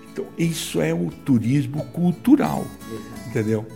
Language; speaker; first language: Portuguese; non-native, local second language; Italian